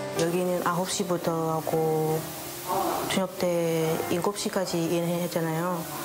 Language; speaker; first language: Korean; non-native, learner; Vietnamese